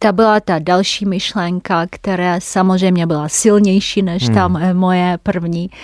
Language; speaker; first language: Czech; non-native, fluent; Russian